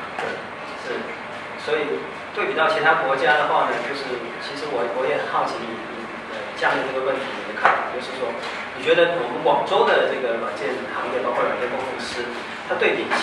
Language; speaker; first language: Chinese; native; Chinese